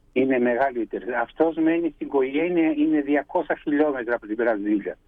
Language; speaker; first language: Greek; early bilingual, heritage; Greek